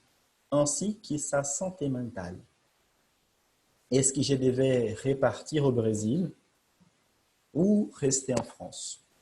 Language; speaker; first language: French; non-native, fluent; Portuguese